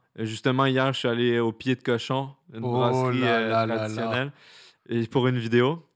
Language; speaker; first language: French; native; French